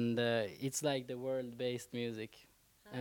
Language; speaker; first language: English; non-native, fluent; Persian